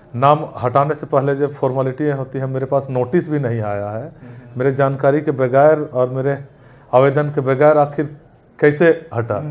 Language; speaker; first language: Hindi; native; Hindi